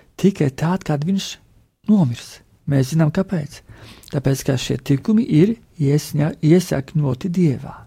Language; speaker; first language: Latvian; non-native, fluent; Polish